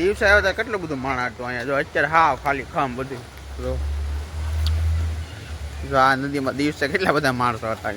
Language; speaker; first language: Gujarati; native; Gujarati